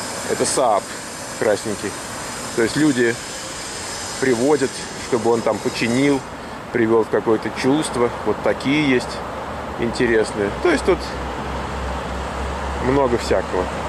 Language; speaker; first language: Russian; native; Russian